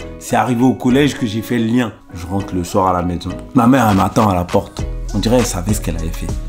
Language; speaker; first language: French; early bilingual, other home language; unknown